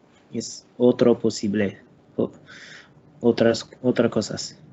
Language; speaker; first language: Spanish; non-native, learner; English